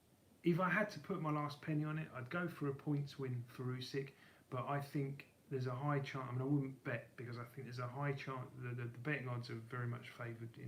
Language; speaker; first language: English; native; English